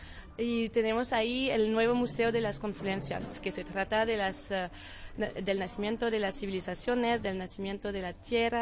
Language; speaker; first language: Spanish; non-native, fluent; French